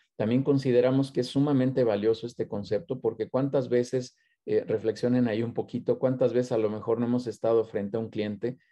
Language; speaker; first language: Spanish; native; Spanish